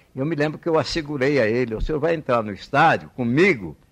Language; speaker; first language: Portuguese; native; Portuguese